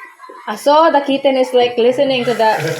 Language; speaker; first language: English; non-native, learner; Filipino